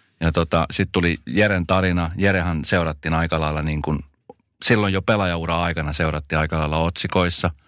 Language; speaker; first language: Finnish; native; Finnish